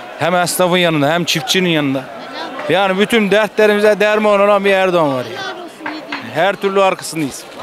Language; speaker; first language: Turkish; native; Turkish